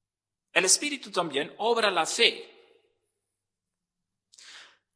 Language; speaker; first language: Spanish; non-native, fluent; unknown